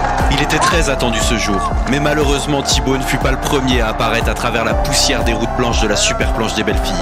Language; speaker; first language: French; native; French